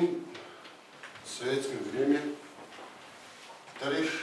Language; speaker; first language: Russian; non-native, learner; Mongolian